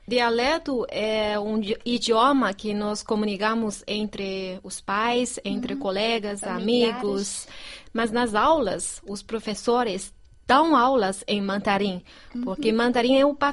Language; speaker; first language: Portuguese; non-native, fluent; Chinese